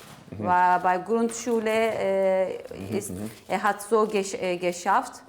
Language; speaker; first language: German; non-native, learner; Turkish